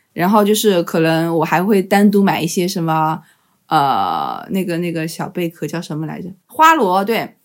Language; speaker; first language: Chinese; native; Chinese